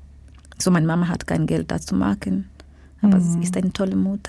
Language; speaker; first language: German; non-native, learner; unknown